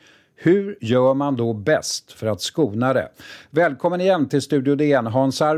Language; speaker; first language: Swedish; native; Swedish